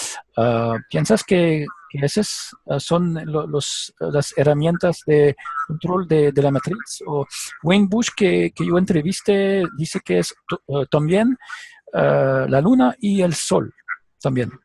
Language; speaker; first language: Spanish; non-native, learner; French